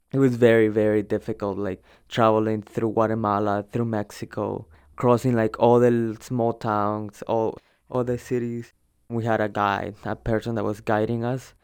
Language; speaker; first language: English; early bilingual, other home language; Spanish